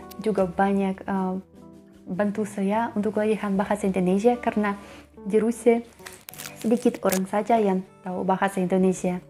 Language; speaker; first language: Indonesian; non-native, learner; Russian